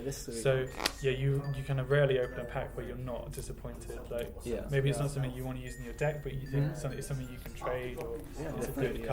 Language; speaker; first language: English; native; English